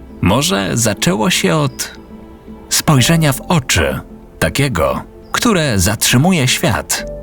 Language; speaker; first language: Polish; native; Polish